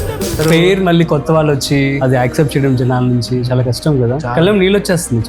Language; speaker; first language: Telugu; native; Telugu